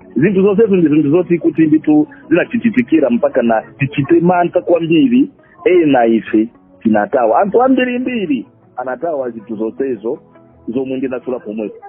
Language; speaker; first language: Nyanja; non-native, fluent; Swahili